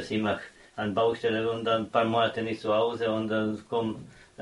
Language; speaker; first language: German; non-native, learner; Croatian